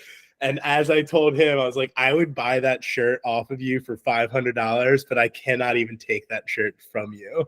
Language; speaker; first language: English; native; English